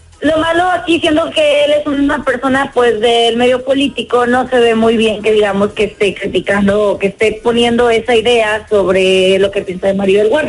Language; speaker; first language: Spanish; native; Spanish